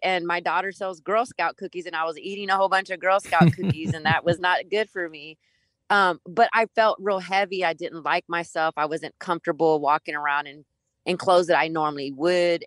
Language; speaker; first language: English; early bilingual, other home language; Spanish